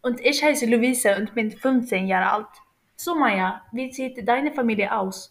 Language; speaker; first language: German; non-native, learner; Swedish